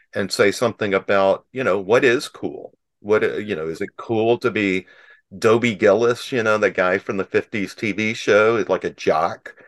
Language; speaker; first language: English; native; English